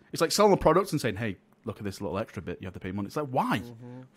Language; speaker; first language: English; native; English